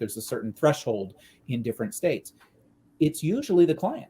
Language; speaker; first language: English; native; English